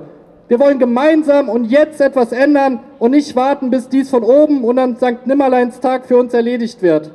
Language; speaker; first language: German; native; German